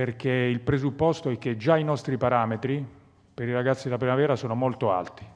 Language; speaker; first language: Italian; native; Italian